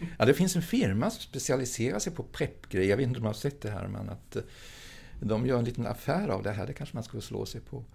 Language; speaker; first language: Swedish; early bilingual, other home language; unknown